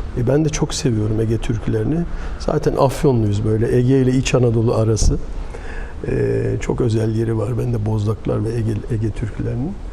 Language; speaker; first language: Turkish; early bilingual, heritage; Turkish